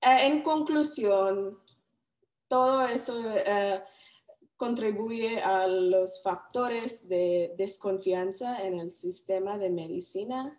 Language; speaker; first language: Spanish; non-native, learner; English